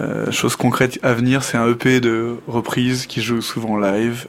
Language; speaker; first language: French; native; French